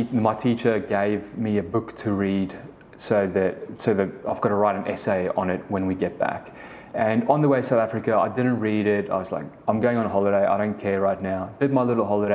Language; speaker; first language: English; early bilingual, other home language; Afrikaans